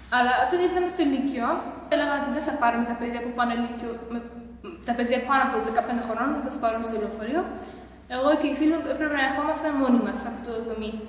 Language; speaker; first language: Greek; early bilingual, other home language; Persian